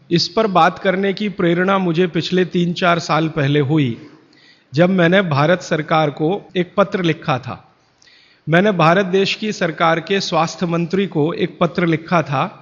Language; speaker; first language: Hindi; native; Hindi